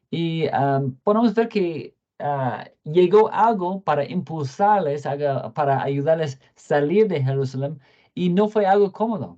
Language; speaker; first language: Spanish; non-native, fluent; English